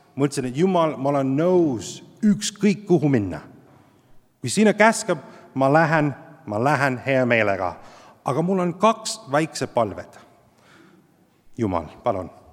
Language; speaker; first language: Estonian; non-native, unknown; English